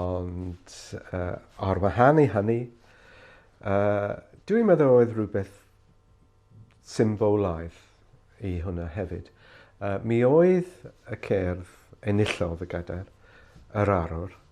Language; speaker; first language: Welsh; non-native, fluent; English